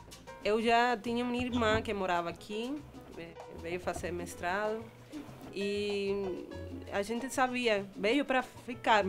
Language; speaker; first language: Portuguese; non-native, fluent; Spanish